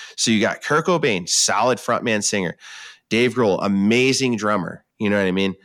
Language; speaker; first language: English; native; English